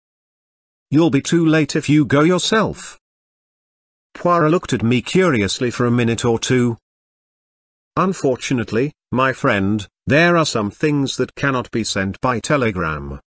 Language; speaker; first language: English; non-native, fluent; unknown